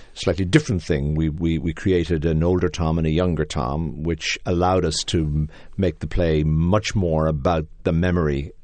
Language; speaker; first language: English; native; English